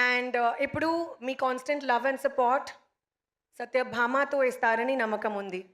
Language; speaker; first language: Telugu; non-native, local second language; Hindi